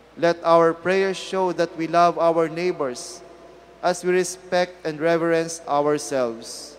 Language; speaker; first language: English; non-native, local second language; Filipino